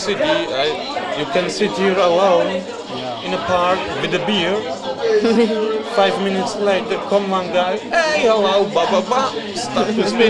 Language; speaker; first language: English; non-native, learner; Swiss German